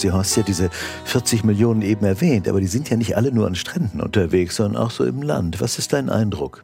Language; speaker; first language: German; native; German